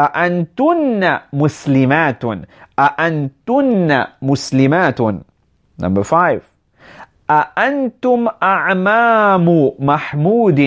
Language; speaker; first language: Arabic; non-native, fluent; English